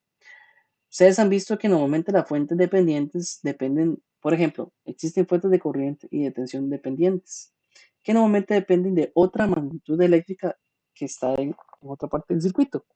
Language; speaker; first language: Spanish; native; Spanish